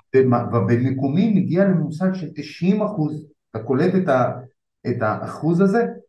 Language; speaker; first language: Hebrew; non-native, local second language; Arabic